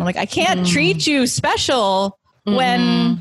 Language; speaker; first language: English; native; English